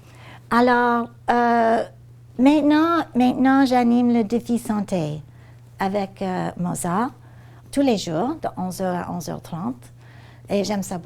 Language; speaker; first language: French; non-native, fluent; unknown